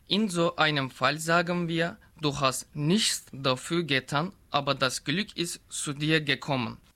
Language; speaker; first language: German; non-native, learner; Turkish